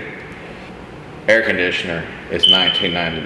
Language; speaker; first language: English; native; English